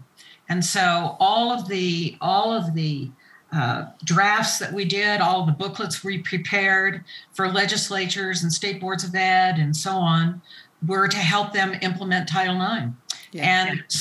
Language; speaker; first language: English; native; English